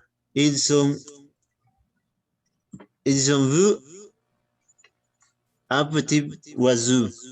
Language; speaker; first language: French; non-native, learner; Spanish